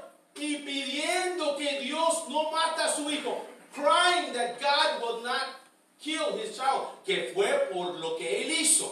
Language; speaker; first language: Spanish; early bilingual, heritage; Spanish